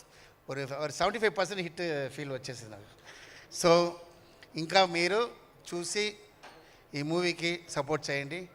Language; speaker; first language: Telugu; non-native, fluent; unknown